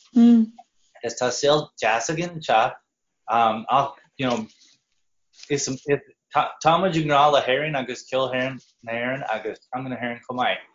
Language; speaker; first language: Irish; non-native, fluent; English